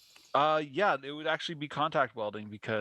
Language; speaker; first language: English; native; English